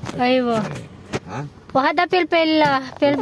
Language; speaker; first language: Arabic; non-native, learner; Filipino